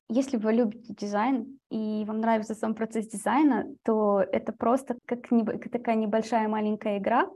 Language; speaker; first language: Russian; early bilingual, heritage; Russian